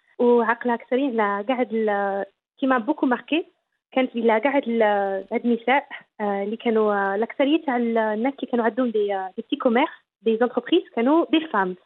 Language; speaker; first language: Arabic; early bilingual, heritage; Arabic